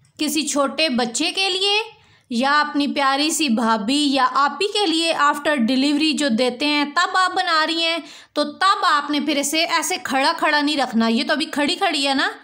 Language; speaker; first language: Urdu; native; Urdu